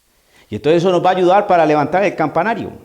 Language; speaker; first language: Spanish; native; Spanish